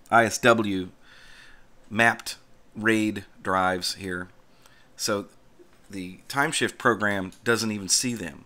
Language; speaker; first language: English; native; English